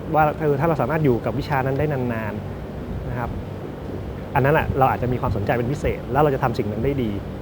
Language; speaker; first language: Thai; native; Thai